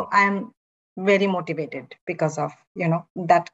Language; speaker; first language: English; non-native, local second language; Bangla